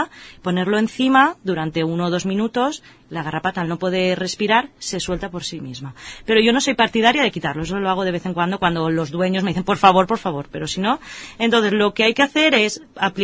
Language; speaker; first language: Spanish; native; Spanish